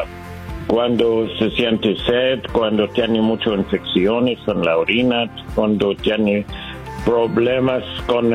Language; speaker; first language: Spanish; non-native, learner; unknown